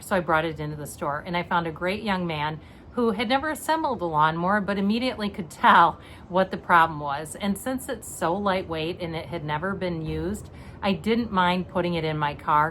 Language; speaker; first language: English; native; English